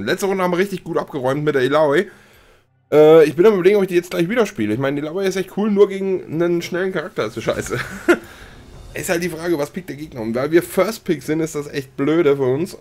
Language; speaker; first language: German; native; German